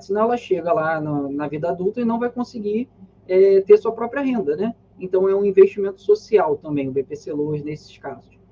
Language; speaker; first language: Portuguese; native; Portuguese